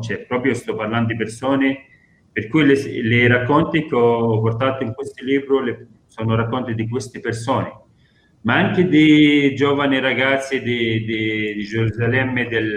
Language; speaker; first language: Italian; non-native, fluent; Arabic